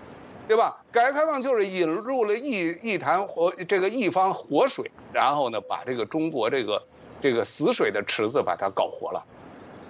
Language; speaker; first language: Chinese; native; Chinese